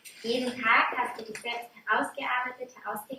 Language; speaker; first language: German; native; German